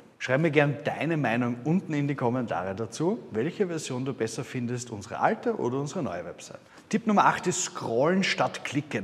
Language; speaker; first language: German; native; German